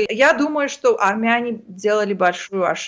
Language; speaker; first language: Russian; early bilingual, other home language; Armenian